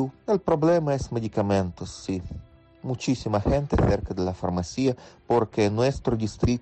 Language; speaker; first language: Spanish; non-native, fluent; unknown